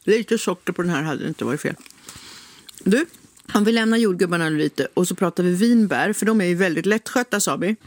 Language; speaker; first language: Swedish; native; Swedish